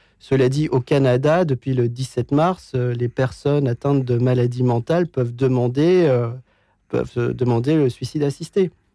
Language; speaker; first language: French; native; French